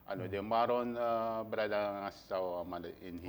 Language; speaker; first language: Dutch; non-native, local second language; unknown